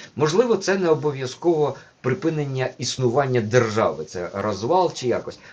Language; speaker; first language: Ukrainian; non-native, local second language; Russian